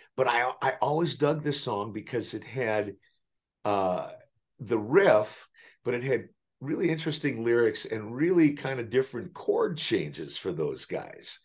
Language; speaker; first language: English; native; English